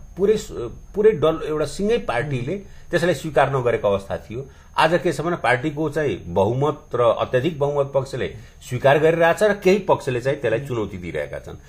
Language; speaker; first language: Nepali; non-native, local second language; Bhojpuri